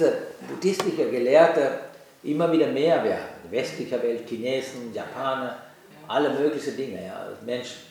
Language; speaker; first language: German; non-native, learner; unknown